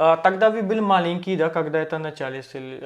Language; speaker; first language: Russian; non-native, learner; Hindi